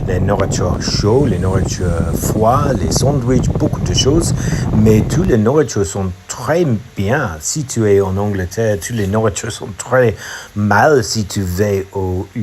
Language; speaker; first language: French; non-native, learner; English